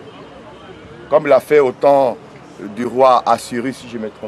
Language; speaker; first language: French; non-native, local second language; Lingala